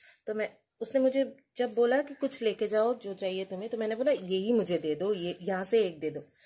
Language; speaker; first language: Hindi; non-native, local second language; Assamese